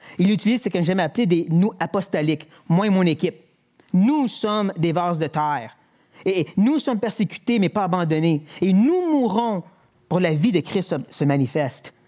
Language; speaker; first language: French; native; French